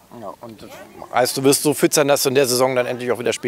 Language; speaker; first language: German; native; German